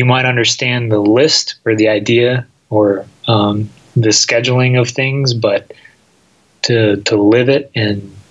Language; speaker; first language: English; native; English